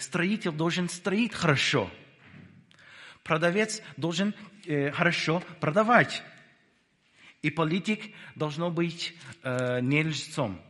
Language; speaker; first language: Russian; non-native, fluent; English